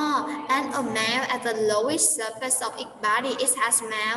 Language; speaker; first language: English; non-native, fluent; Vietnamese